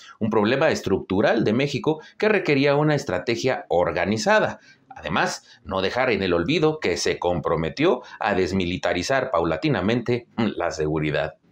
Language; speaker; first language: Spanish; native; Spanish